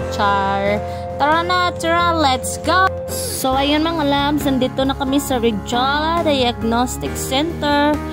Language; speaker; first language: Filipino; non-native, local second language; Cebuano